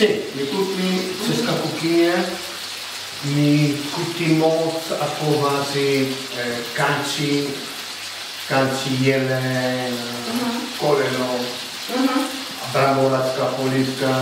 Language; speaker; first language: Czech; non-native, learner; Italian